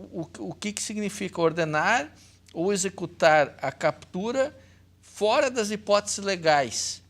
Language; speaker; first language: Portuguese; native; Portuguese